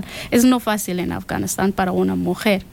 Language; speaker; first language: Spanish; non-native, learner; Persian